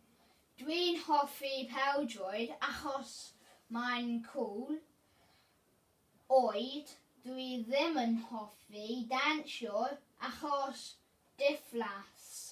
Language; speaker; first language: Welsh; non-native, learner; English